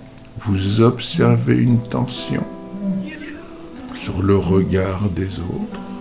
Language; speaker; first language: French; native; French